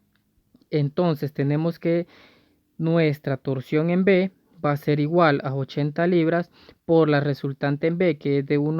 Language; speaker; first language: Spanish; native; Spanish